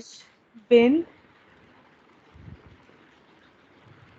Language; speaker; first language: German; non-native, learner; Hindi